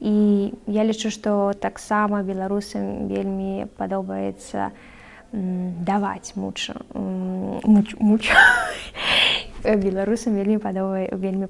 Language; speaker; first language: Belarusian; non-native, local second language; Russian